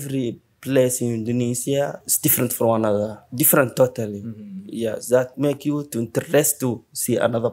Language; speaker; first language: English; non-native, learner; Arabic